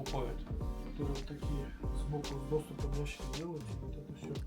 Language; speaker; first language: Russian; native; Russian